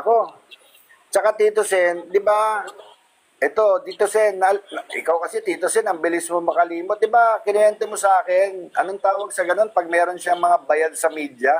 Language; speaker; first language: Filipino; native; Filipino